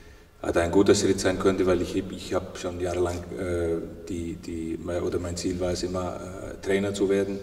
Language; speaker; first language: German; non-native, fluent; Icelandic